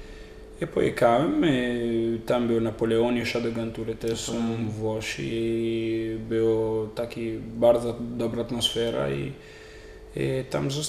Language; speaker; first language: Polish; non-native, learner; Italian